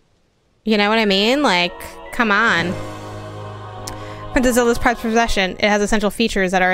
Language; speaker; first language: English; native; English